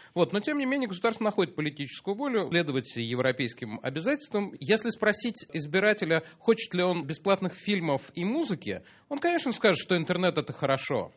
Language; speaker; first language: Russian; native; Russian